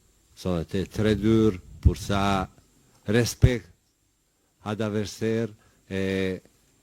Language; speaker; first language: French; non-native, learner; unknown